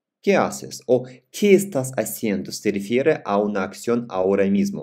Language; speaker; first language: Spanish; non-native, fluent; Russian